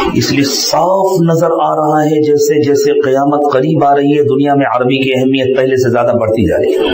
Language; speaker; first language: Urdu; native; Urdu